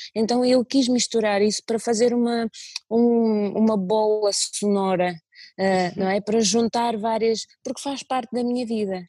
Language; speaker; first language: Portuguese; non-native, fluent; Russian